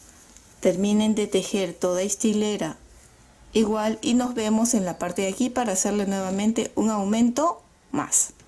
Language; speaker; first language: Spanish; native; Spanish